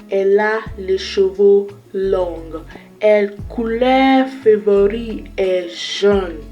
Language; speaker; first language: French; non-native, learner; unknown